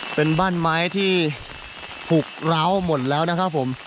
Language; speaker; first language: Thai; native; Thai